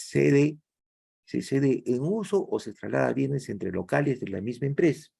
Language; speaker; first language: Spanish; native; Spanish